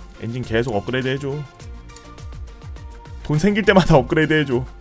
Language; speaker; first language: Korean; native; Korean